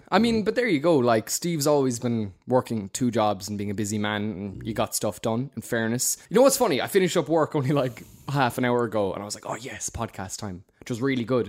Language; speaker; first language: English; native; English